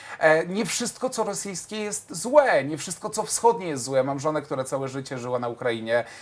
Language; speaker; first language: Polish; native; Polish